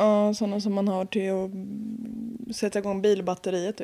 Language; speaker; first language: Swedish; native; Swedish